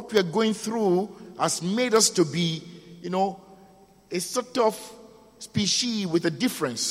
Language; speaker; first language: English; non-native, local second language; Yoruba